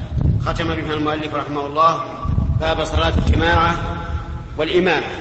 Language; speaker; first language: Arabic; native; Arabic